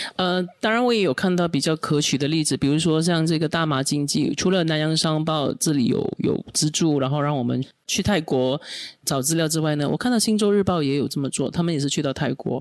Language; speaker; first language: Chinese; native; Chinese